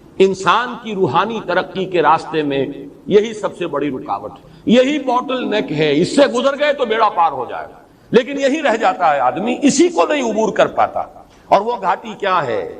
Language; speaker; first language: Urdu; native; Urdu